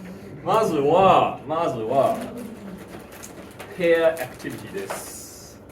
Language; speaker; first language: Japanese; non-native, fluent; English